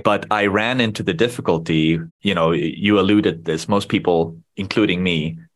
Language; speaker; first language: English; non-native, fluent; Swedish